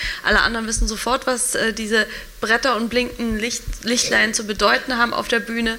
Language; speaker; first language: German; native; German